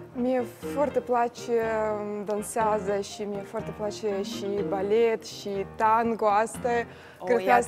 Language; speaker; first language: Romanian; non-native, learner; Russian